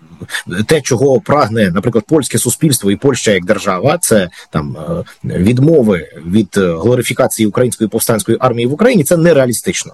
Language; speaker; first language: Ukrainian; native; Ukrainian